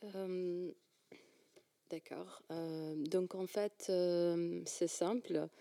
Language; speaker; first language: French; non-native, fluent; Arabic